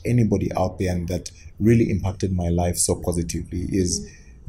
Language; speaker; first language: English; non-native, local second language; Bemba